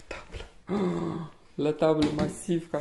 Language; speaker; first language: French; non-native, learner; Russian